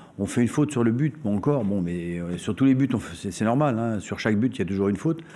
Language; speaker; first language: French; native; French